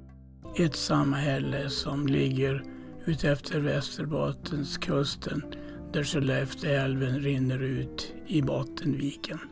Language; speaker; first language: Swedish; native; Swedish